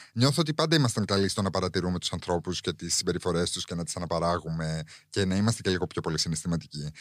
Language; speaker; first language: Greek; early bilingual, heritage; Greek